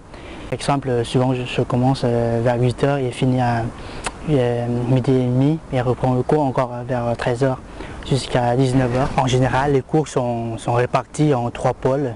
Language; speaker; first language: French; non-native, fluent; Lao